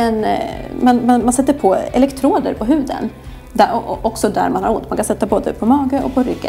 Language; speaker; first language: Swedish; native; Swedish